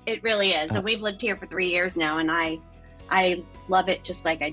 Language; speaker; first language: English; native; English